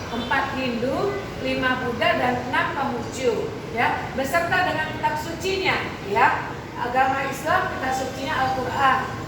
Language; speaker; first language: Indonesian; non-native, local second language; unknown